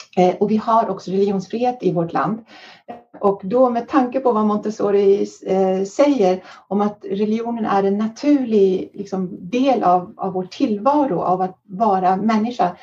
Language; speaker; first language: Swedish; early bilingual, heritage; Swedish